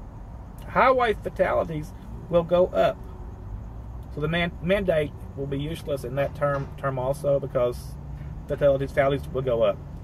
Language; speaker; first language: English; native; English